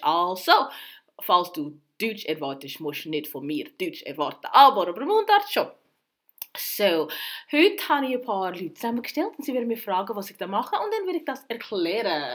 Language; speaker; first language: German; early bilingual, heritage; English